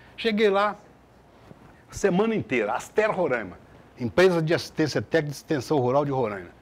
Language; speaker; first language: Portuguese; native; Portuguese